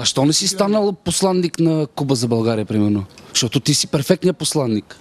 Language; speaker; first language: Bulgarian; native; Bulgarian